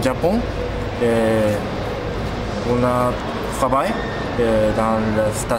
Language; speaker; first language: French; non-native, learner; Japanese